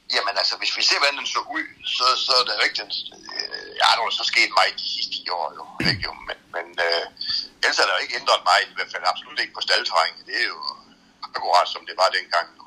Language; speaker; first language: Danish; native; Danish